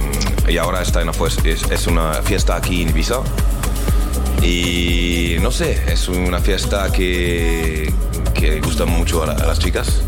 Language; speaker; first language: Spanish; non-native, learner; French